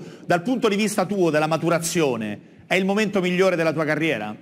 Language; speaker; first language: Italian; native; Italian